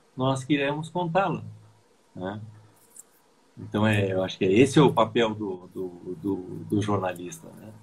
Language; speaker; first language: Portuguese; native; Portuguese